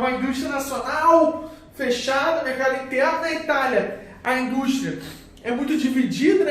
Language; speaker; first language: Portuguese; native; Portuguese